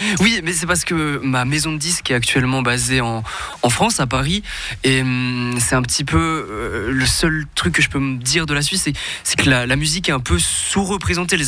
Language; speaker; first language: French; native; French